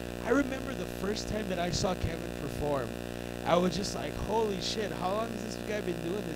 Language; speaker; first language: English; early bilingual, other home language; Spanish